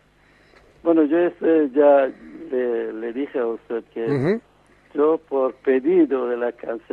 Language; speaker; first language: Spanish; non-native, fluent; Persian